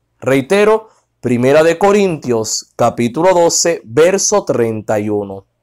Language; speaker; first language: Spanish; non-native, fluent; Haitian Creole